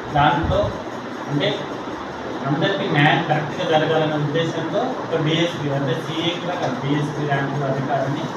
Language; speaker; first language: Telugu; native; Telugu